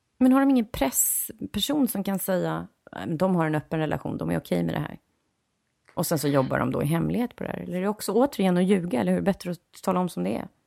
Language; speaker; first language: Swedish; native; Swedish